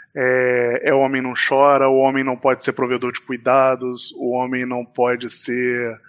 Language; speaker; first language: Portuguese; native; Portuguese